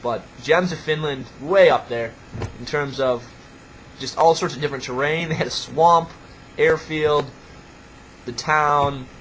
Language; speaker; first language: English; native; English